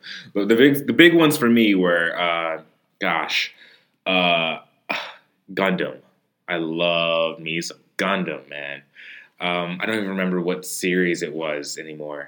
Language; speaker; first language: English; native; English